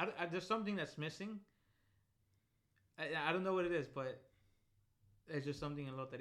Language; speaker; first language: English; early bilingual, other home language; Spanish